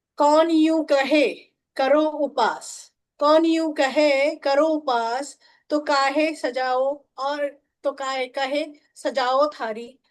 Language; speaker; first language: Hindi; non-native, local second language; Bhojpuri